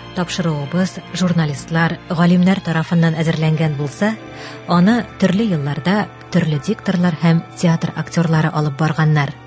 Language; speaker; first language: Tatar; native; Tatar